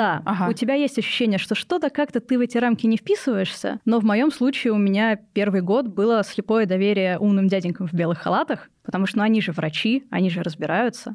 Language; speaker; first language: Russian; native; Russian